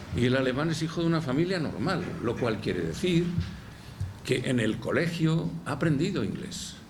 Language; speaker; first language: Spanish; native; Spanish